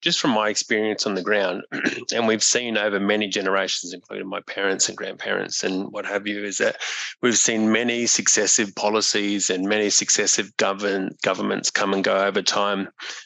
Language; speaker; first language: English; native; English